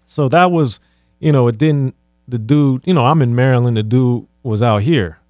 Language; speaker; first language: English; native; English